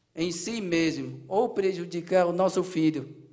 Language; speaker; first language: Portuguese; non-native, local second language; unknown